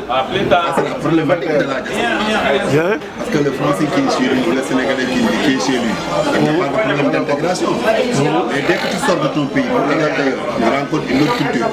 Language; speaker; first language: French; non-native, local second language; Wolof